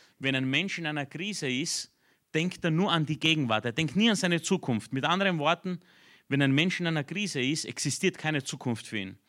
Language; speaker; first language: German; early bilingual, other home language; Romanian